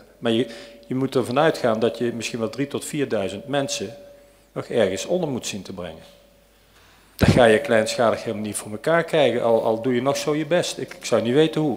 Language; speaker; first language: Dutch; native; Dutch